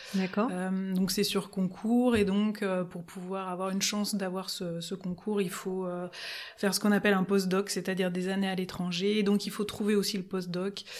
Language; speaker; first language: French; native; French